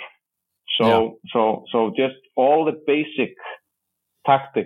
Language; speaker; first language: English; non-native, fluent; Icelandic